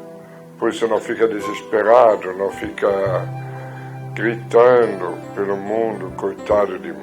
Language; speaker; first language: Portuguese; non-native, fluent; German